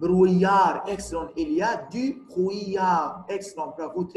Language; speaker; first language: French; non-native, fluent; Arabic